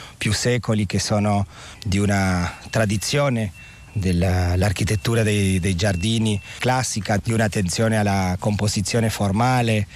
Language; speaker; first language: Italian; non-native, fluent; Spanish